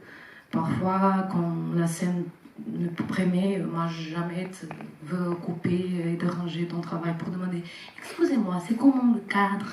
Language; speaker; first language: French; non-native, fluent; Portuguese